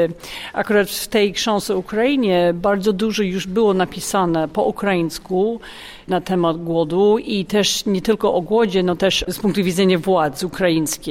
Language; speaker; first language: Polish; non-native, fluent; English